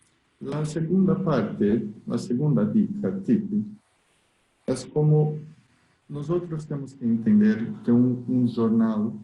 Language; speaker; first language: Spanish; non-native, learner; Portuguese